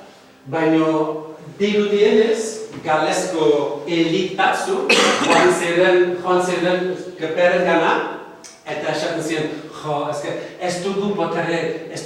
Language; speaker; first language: Basque; non-native, fluent; Welsh